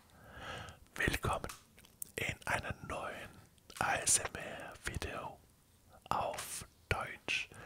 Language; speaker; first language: German; non-native, learner; French